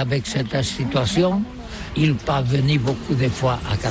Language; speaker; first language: French; non-native, learner; Catalan